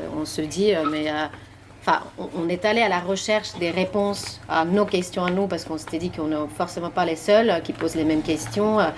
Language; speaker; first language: French; non-native, fluent; Finnish